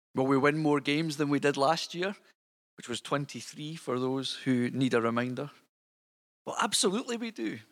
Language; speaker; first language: English; native; English